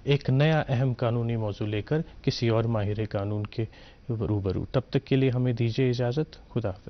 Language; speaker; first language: Urdu; non-native, local second language; Kashmiri